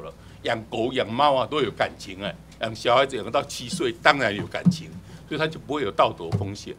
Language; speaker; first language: Chinese; native; Chinese